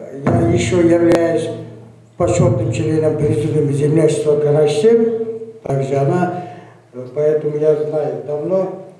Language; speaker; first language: Russian; non-native, fluent; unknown